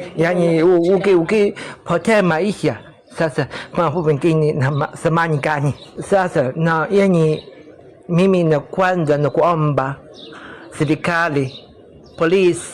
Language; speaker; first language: Swahili; non-native, learner; Chinese